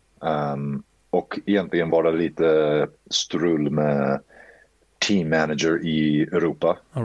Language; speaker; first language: Swedish; early bilingual, heritage; Swedish